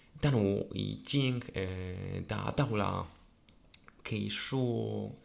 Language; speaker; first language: Chinese; non-native, learner; Polish